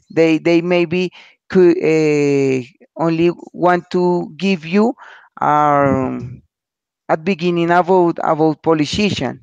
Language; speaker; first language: English; non-native, learner; Spanish